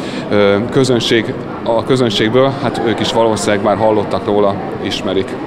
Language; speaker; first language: Hungarian; native; Hungarian